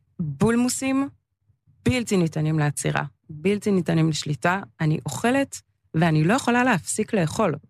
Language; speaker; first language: Hebrew; early bilingual, other home language; English